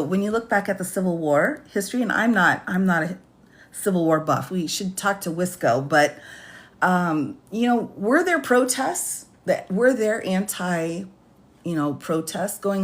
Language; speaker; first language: English; native; English